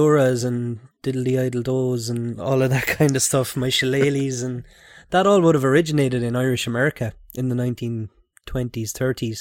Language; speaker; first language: English; native; English